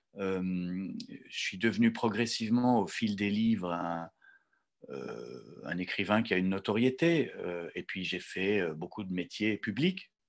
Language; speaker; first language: French; native; French